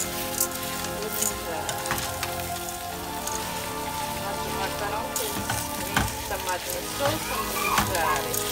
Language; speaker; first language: Russian; non-native, learner; Tajik